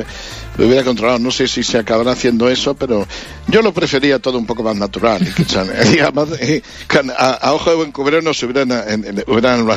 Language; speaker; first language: Spanish; native; Spanish